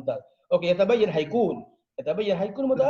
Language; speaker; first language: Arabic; non-native, fluent; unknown